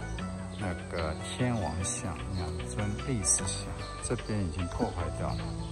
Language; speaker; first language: Chinese; native; Chinese